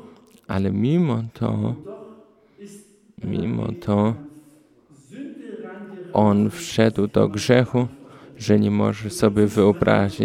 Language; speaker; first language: Polish; early bilingual, heritage; Polish